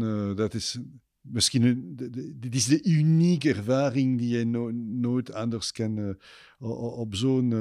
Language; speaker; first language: Dutch; non-native, fluent; French